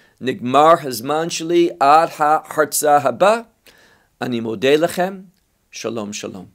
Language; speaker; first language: Hebrew; non-native, fluent; English